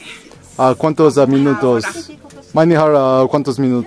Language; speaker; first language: Spanish; non-native, learner; English